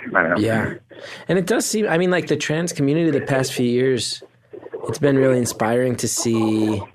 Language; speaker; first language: English; native; English